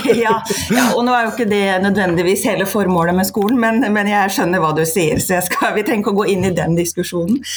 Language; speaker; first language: Norwegian; native; Norwegian